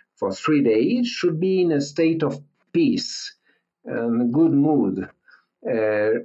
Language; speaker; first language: English; non-native, learner; French